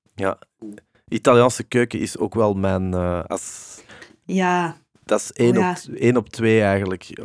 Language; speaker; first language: Dutch; native; Dutch